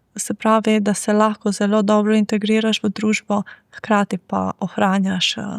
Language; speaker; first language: Slovenian; non-native, fluent; Albanian